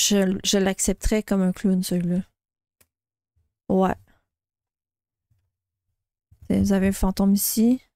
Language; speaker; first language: French; native; French